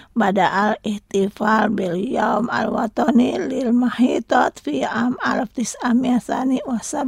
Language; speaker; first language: Arabic; non-native, fluent; Indonesian